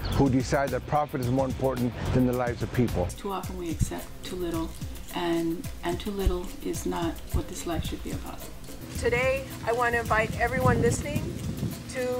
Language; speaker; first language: English; native; English